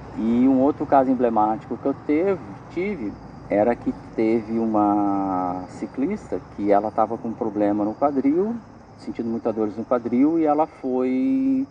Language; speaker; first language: Portuguese; native; Portuguese